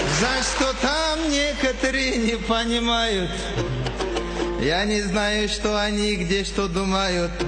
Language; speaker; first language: Russian; non-native, local second language; Kyrgyz